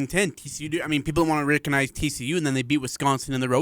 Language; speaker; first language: English; native; English